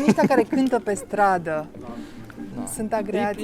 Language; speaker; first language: Romanian; native; Romanian